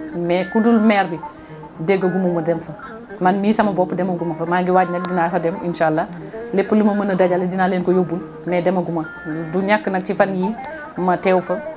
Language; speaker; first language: Wolof; non-native, local second language; Fula